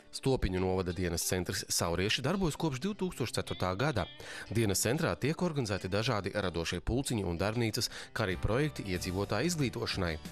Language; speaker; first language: Latvian; native; Latvian